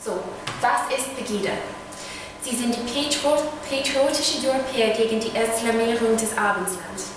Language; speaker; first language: German; non-native, learner; English